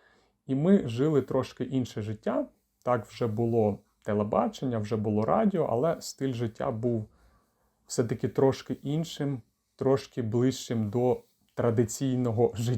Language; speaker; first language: Ukrainian; native; Ukrainian